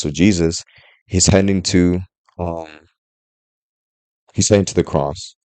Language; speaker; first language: English; native; English